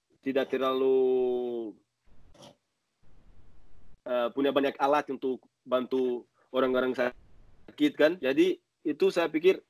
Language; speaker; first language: Indonesian; non-native, learner; Portuguese